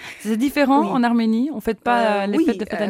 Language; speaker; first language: French; native; French